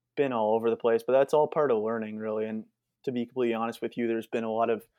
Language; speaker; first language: English; native; English